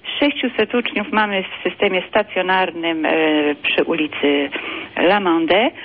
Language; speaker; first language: Polish; native; Polish